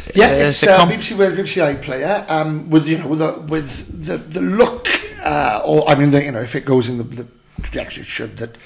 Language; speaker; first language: English; native; English